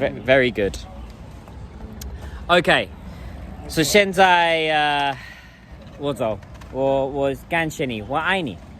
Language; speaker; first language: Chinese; non-native, learner; English